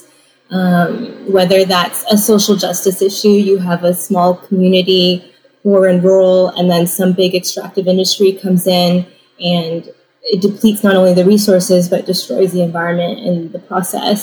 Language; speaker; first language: English; native; English